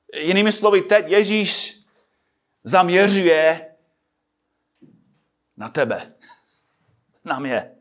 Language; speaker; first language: Czech; non-native, fluent; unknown